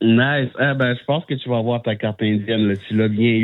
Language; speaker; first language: French; non-native, local second language; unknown